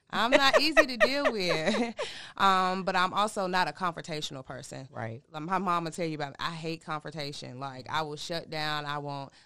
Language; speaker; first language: English; native; English